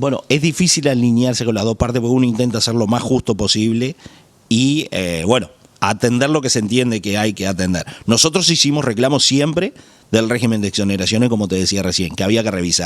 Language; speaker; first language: Spanish; native; Spanish